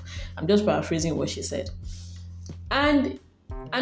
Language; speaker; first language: English; non-native, local second language; Igbo